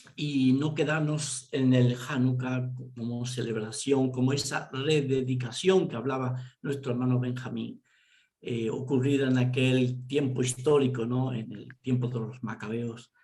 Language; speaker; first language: Spanish; native; Spanish